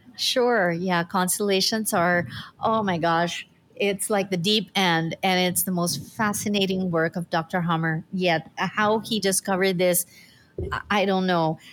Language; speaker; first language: English; non-native, local second language; Filipino